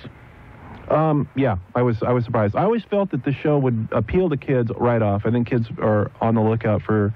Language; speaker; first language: English; native; English